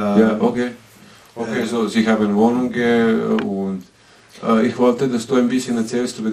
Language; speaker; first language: German; non-native, learner; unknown